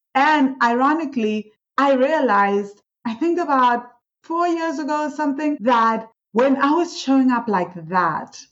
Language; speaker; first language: English; non-native, local second language; Swati